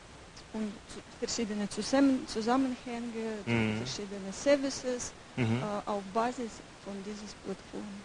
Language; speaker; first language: German; non-native, learner; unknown